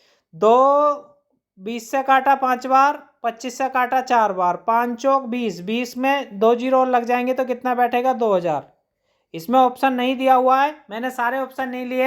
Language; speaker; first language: Hindi; native; Hindi